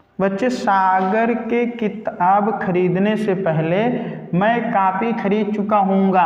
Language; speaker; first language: Hindi; native; Hindi